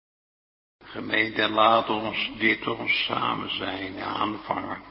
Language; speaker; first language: Dutch; native; Dutch